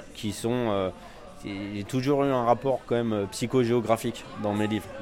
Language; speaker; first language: French; native; French